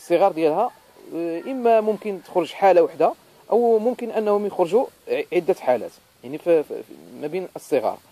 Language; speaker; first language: Arabic; native; Arabic